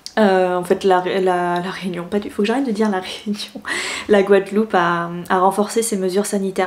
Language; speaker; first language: French; native; French